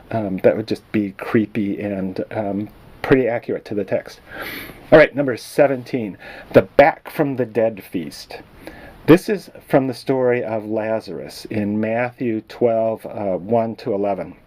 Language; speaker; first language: English; native; English